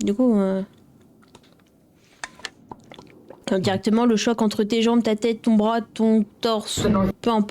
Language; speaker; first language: French; native; French